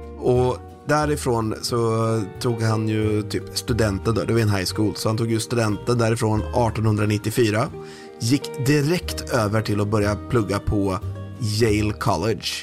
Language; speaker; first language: Swedish; native; Swedish